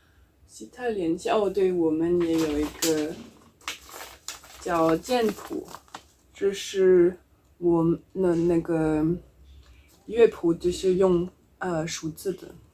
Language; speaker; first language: Chinese; non-native, learner; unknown